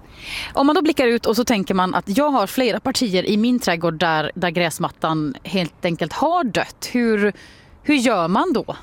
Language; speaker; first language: Swedish; native; Swedish